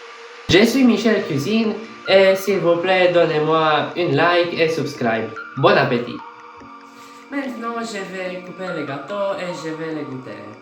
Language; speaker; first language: French; non-native, learner; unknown